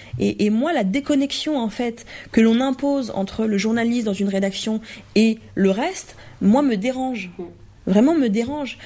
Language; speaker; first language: French; native; French